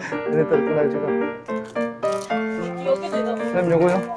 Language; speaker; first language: Indonesian; non-native, fluent; Korean